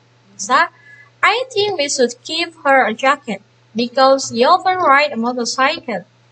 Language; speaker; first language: English; non-native, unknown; Indonesian